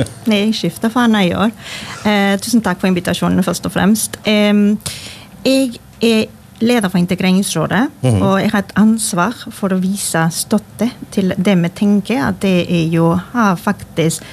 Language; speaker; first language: Norwegian; non-native, fluent; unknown